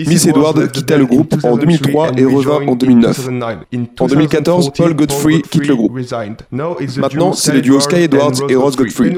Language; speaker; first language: French; native; French